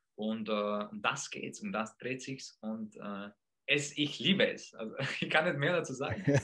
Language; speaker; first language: German; early bilingual, other home language; Polish